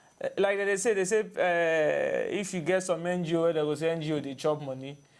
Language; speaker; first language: Nigerian Pidgin; non-native, local second language; Bini